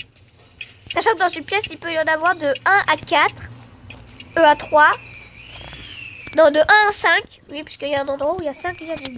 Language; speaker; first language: French; native; French